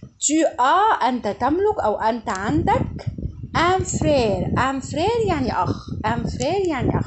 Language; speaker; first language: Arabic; native; Arabic